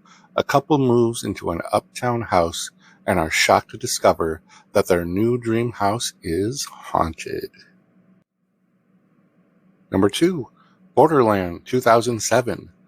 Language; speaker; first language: English; native; English